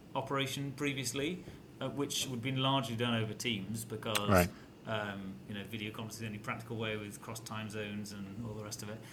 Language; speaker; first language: English; native; English